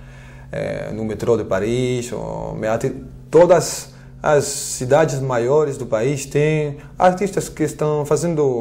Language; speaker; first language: Portuguese; non-native, fluent; French